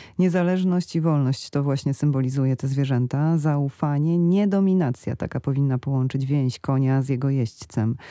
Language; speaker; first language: Polish; native; Polish